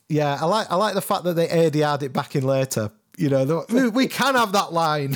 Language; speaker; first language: English; native; English